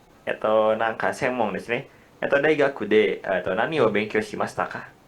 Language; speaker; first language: Japanese; non-native, learner; Indonesian